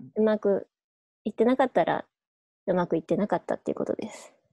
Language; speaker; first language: Japanese; native; Japanese